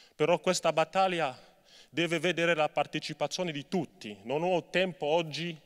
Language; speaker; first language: Italian; non-native, fluent; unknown